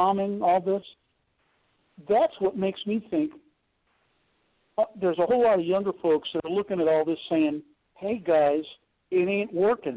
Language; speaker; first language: English; native; English